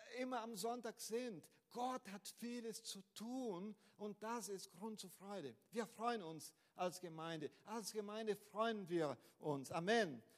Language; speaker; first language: German; non-native, fluent; Portuguese